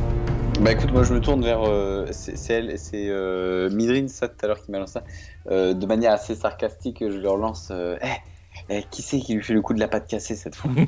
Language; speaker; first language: French; native; French